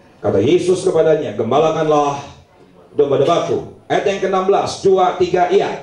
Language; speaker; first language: Indonesian; native; Indonesian